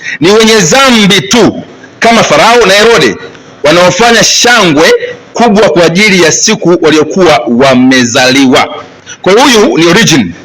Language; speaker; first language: Swahili; native; Swahili